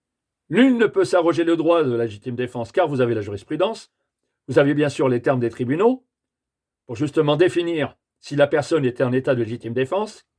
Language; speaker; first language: French; native; French